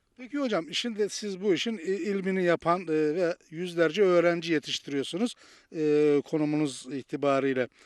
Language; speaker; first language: Turkish; native; Turkish